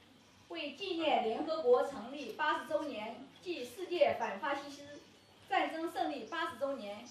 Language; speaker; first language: Chinese; native; Chinese